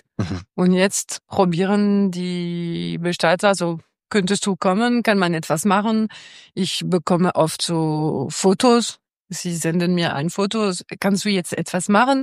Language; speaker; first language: German; non-native, local second language; French